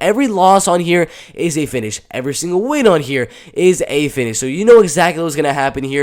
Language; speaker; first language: English; native; English